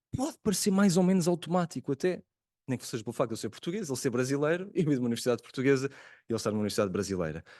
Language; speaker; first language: Portuguese; native; Portuguese